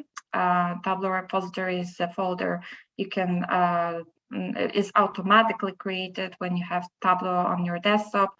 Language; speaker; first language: English; non-native, fluent; Polish